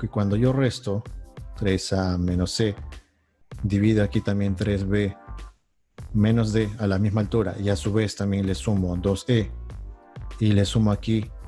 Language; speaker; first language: Spanish; native; Spanish